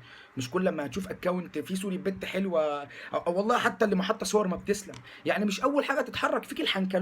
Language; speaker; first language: Arabic; native; Arabic